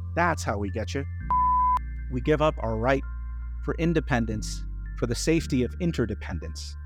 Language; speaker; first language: English; early bilingual, other home language; Hindi